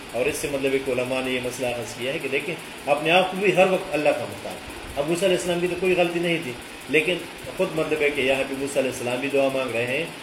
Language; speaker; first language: Urdu; native; Urdu